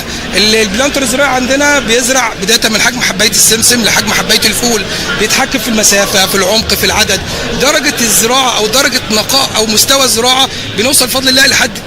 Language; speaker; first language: Arabic; native; Arabic